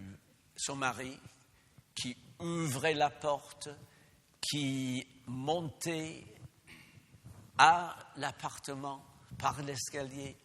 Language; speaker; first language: French; non-native, fluent; English